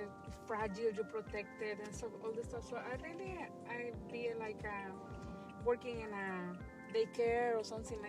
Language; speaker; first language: English; non-native, learner; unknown